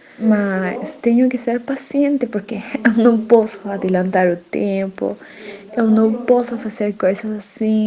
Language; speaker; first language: Portuguese; non-native, learner; Spanish